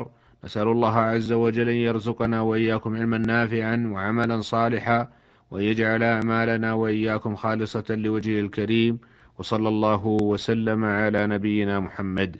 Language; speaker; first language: Arabic; native; Arabic